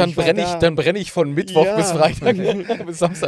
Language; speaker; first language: German; native; German